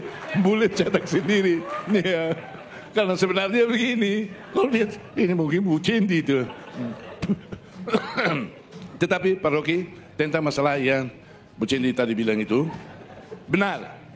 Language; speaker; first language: Indonesian; non-native, fluent; Tetum